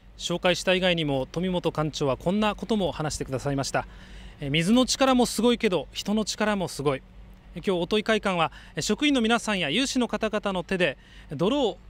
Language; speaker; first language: Japanese; native; Japanese